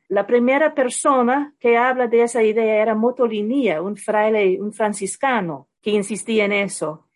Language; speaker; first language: Spanish; non-native, fluent; English